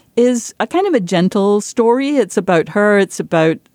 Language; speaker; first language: English; native; English